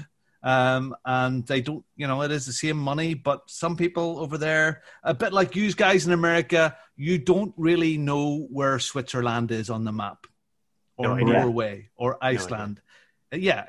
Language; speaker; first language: English; native; English